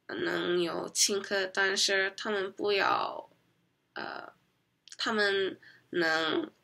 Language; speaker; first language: Chinese; non-native, learner; Korean